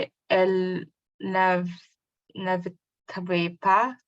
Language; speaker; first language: French; non-native, learner; Portuguese